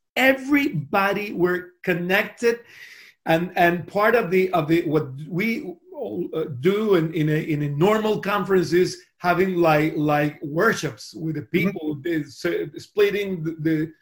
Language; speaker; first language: English; non-native, fluent; Spanish